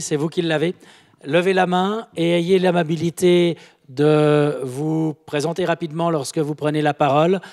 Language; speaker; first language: French; native; French